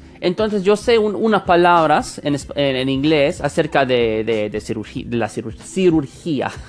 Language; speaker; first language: Spanish; non-native, fluent; English